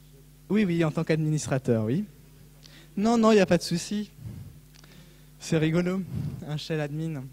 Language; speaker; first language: French; native; French